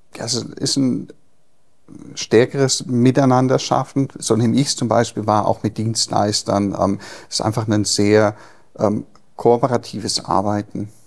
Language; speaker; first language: German; native; German